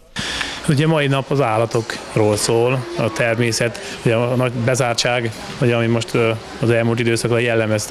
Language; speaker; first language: Hungarian; native; Hungarian